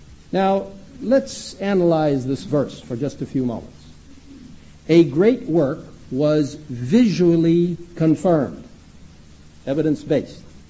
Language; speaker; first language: English; early bilingual, other home language; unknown